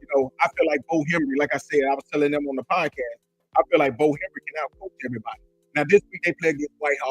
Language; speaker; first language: English; native; English